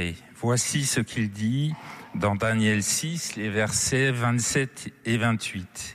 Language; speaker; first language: French; native; French